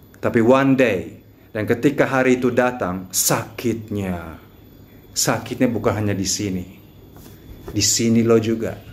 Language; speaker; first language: Indonesian; non-native, fluent; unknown